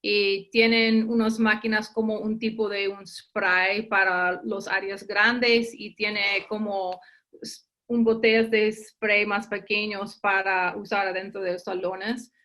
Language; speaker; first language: Spanish; early bilingual, heritage; English